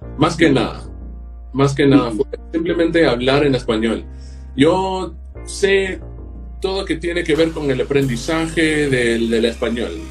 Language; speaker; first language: Spanish; non-native, fluent; English